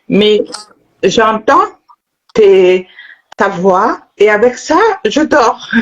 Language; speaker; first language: French; non-native, local second language; Arabic